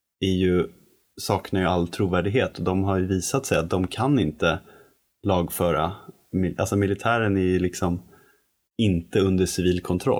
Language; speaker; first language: Swedish; native; Swedish